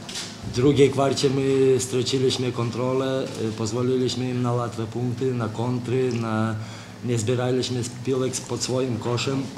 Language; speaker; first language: Polish; non-native, fluent; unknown